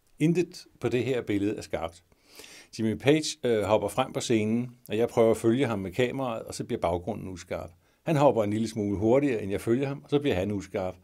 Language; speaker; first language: Danish; native; Danish